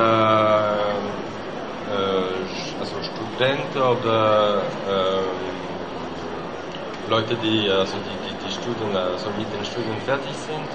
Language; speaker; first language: German; non-native, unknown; French